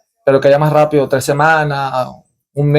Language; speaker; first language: Spanish; native; Spanish